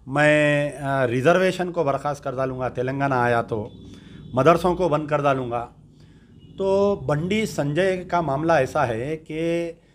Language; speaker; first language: Hindi; native; Hindi